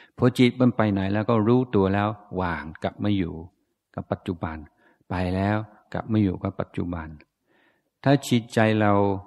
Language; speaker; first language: Thai; non-native, fluent; English